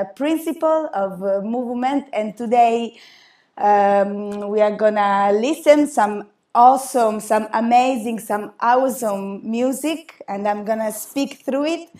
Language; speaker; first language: English; non-native, fluent; Italian